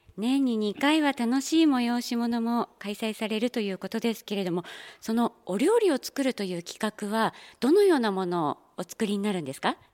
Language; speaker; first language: Japanese; native; Japanese